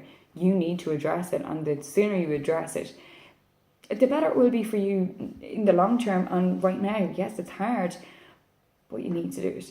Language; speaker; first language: English; native; English